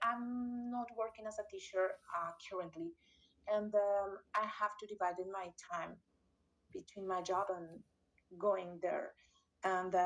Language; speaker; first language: English; non-native, learner; Spanish